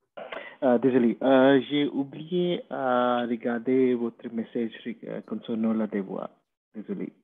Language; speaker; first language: French; non-native, learner; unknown